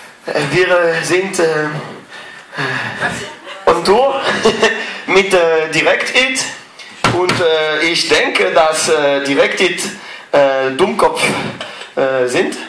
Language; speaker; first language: German; non-native, learner; English